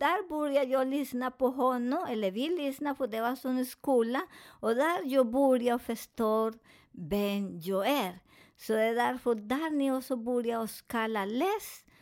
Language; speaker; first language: Swedish; non-native, learner; Spanish